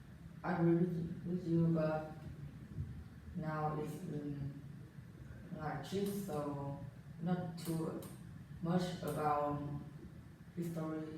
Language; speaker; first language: English; non-native, learner; Vietnamese